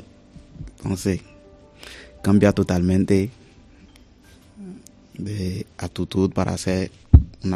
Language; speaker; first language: Spanish; non-native, learner; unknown